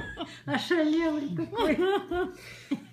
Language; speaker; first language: Russian; native; Russian